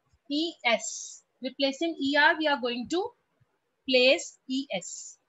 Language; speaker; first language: English; non-native, local second language; Hindi